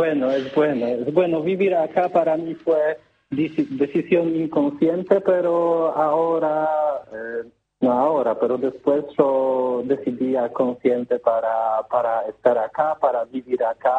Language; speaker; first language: Spanish; non-native, learner; Polish